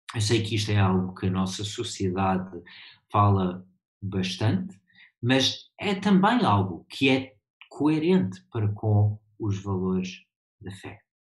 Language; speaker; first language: Portuguese; early bilingual, heritage; Portuguese